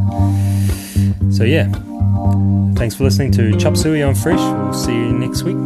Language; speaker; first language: English; native; English